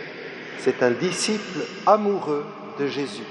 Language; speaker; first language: French; native; French